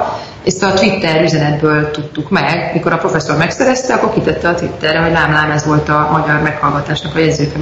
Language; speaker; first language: Hungarian; native; Hungarian